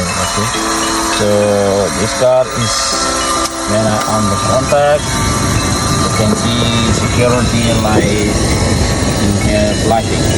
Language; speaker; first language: English; non-native, learner; Indonesian